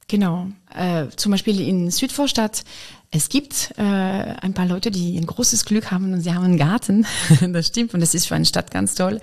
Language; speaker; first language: German; non-native, fluent; French